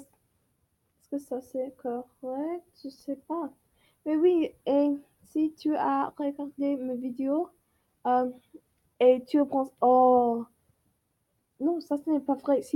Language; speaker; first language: French; non-native, learner; English